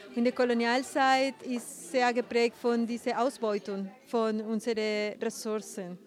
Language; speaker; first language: German; non-native, fluent; Spanish